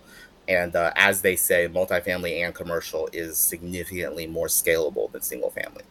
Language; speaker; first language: English; early bilingual, other home language; Chinese